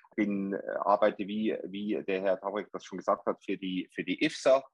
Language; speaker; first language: German; native; German